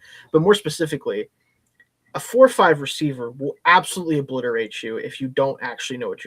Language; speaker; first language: English; native; English